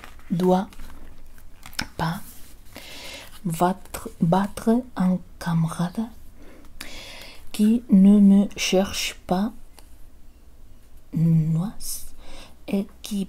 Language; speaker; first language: French; non-native, learner; Spanish